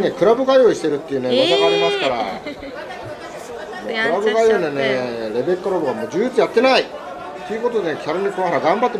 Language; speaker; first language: Japanese; native; Japanese